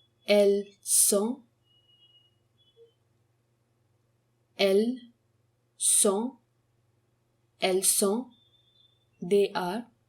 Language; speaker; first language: French; non-native, fluent; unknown